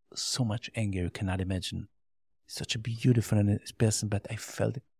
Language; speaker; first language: English; non-native, learner; Yiddish